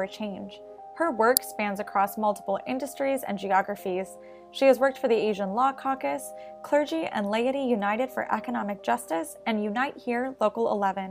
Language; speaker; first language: English; native; English